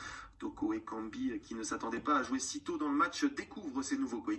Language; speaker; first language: French; native; French